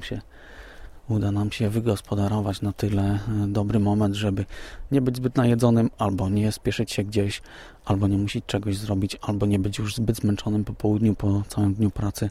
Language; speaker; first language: Polish; native; Polish